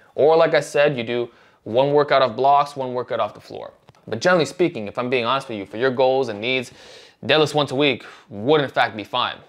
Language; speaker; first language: English; native; English